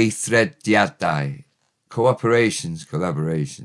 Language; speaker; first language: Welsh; non-native, learner; English